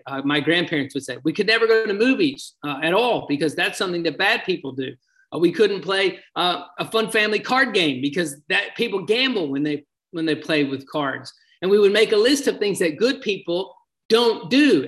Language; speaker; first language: English; native; English